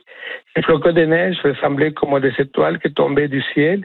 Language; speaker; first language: French; non-native, fluent; Spanish